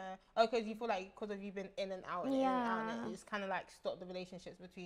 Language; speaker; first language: English; early bilingual, other home language; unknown